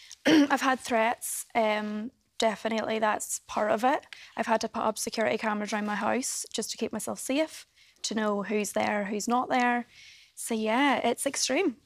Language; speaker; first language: English; native; English